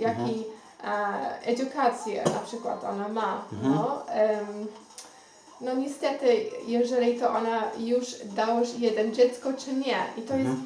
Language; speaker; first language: Polish; non-native, learner; Xhosa